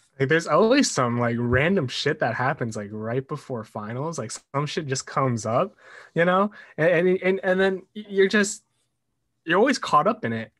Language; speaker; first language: English; native; English